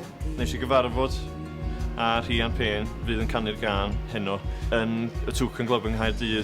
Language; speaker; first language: Welsh; native; Welsh